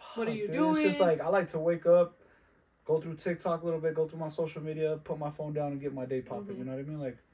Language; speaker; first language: English; native; English